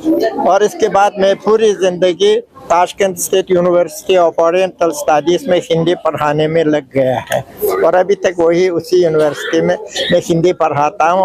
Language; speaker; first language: Hindi; non-native, fluent; Uzbek